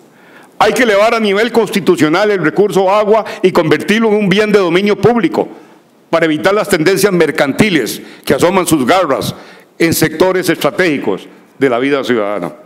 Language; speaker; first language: Spanish; native; Spanish